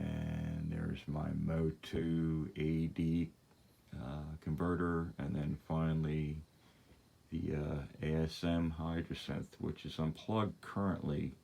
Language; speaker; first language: English; native; English